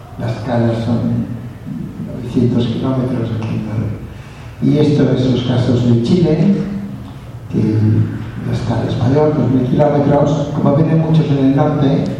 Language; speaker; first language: Spanish; non-native, local second language; Catalan